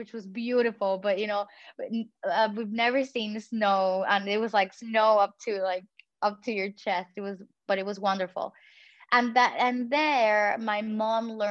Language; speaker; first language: English; non-native, fluent; Spanish